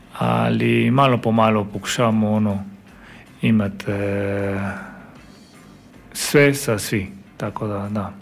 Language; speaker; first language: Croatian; non-native, fluent; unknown